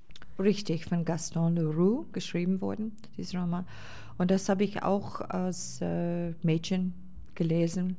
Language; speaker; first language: German; non-native, fluent; English